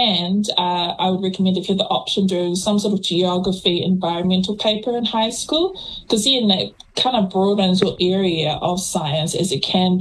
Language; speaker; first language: English; native; English